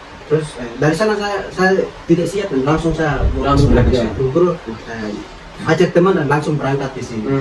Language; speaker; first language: Indonesian; non-native, local second language; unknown